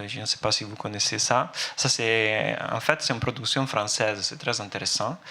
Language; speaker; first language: French; non-native, fluent; Italian